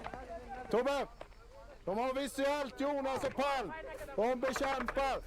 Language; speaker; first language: Swedish; native; Swedish